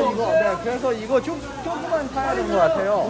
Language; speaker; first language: Korean; non-native, local second language; Chinese